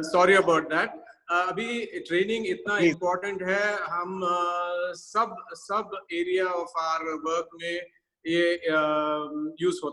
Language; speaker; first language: Hindi; non-native, local second language; Tamil